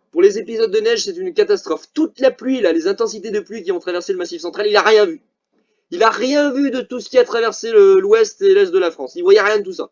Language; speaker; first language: French; native; French